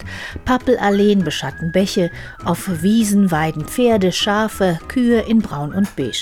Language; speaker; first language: German; native; German